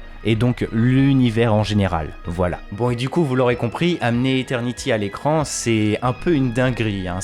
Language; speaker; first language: French; native; French